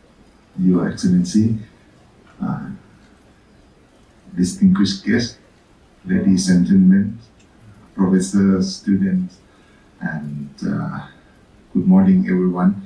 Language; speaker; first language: English; non-native, fluent; Thai